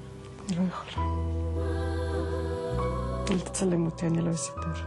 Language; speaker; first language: Hebrew; non-native, fluent; Russian